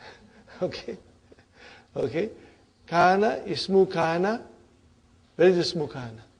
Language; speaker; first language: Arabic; non-native, fluent; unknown